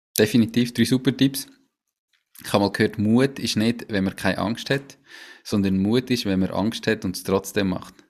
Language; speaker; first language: German; native; German